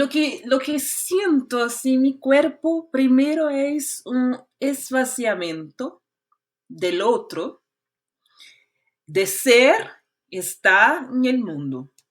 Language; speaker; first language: Spanish; non-native, fluent; Portuguese